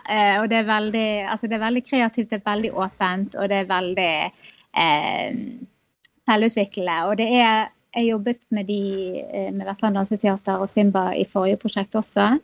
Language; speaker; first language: Norwegian; native; Norwegian